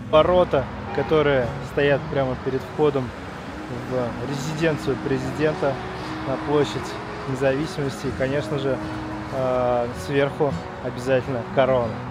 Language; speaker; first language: Russian; native; Russian